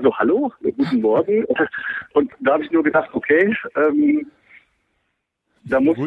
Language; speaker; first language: German; native; German